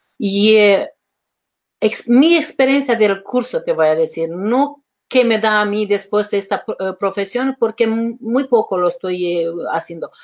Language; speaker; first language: Spanish; non-native, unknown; Romanian